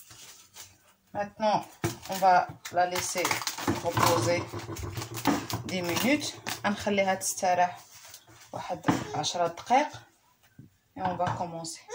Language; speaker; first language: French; non-native, local second language; Arabic